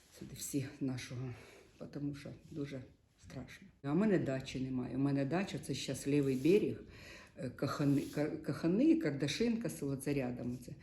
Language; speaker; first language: Ukrainian; non-native, local second language; Russian